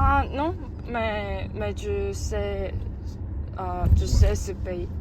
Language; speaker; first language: French; non-native, learner; Korean